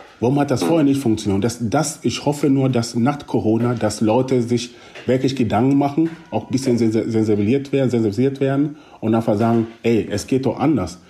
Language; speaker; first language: German; early bilingual, other home language; Akan